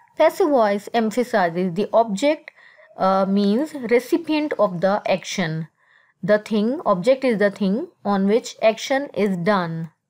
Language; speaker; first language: English; non-native, local second language; Urdu